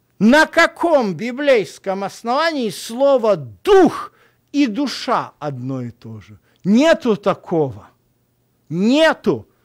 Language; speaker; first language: Russian; native; Russian